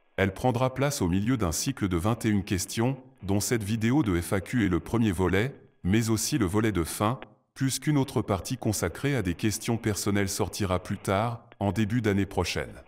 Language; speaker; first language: French; native; French